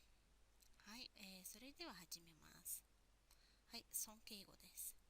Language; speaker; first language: Japanese; non-native, fluent; Mongolian